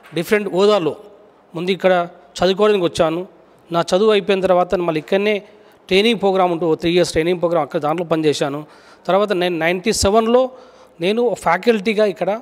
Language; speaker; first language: Telugu; native; Telugu